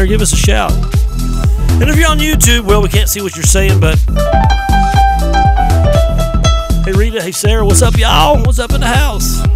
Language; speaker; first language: English; native; English